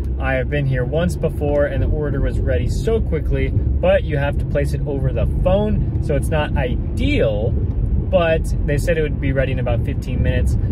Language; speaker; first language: English; native; English